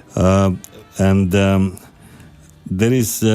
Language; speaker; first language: English; non-native, fluent; Macedonian